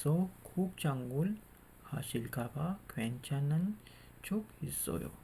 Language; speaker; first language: Korean; non-native, fluent; Urdu